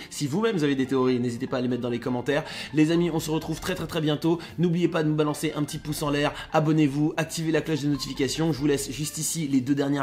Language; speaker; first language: French; native; French